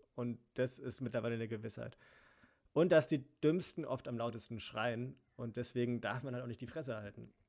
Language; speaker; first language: German; native; German